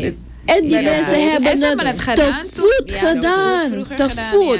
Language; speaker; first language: Dutch; non-native, local second language; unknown